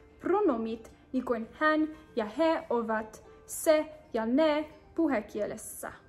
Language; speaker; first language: Finnish; non-native, learner; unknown